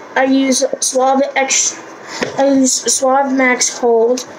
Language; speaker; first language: English; native; English